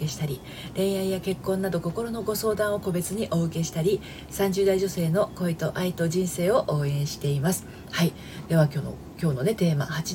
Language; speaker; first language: Japanese; native; Japanese